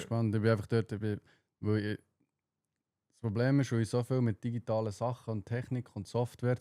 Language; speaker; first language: German; native; German